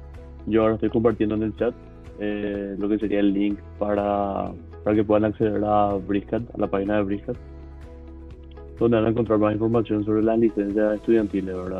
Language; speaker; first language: Spanish; native; Spanish